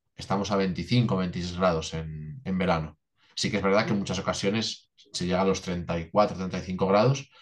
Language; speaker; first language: Spanish; native; Spanish